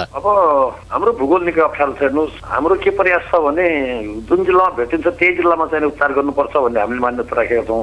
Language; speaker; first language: Nepali; native; Nepali